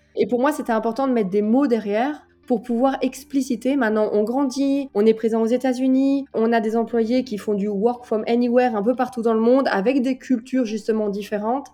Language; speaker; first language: French; native; French